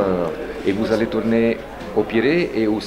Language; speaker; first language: French; non-native, fluent; Italian